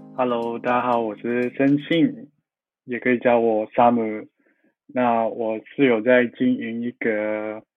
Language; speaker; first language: Chinese; non-native, local second language; Cantonese